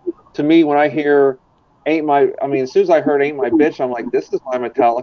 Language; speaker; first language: English; native; English